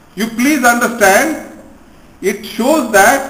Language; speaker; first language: English; non-native, local second language; Kannada